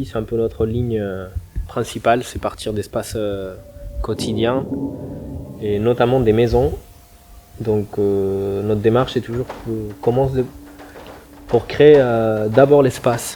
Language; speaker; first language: French; non-native, fluent; Spanish